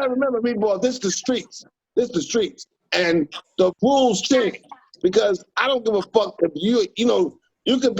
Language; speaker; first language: English; native; English